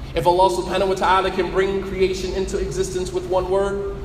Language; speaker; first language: English; native; English